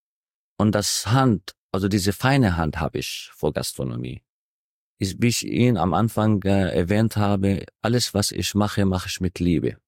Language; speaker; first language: German; non-native, fluent; Arabic